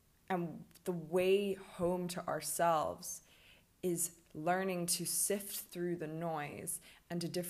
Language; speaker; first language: English; native; English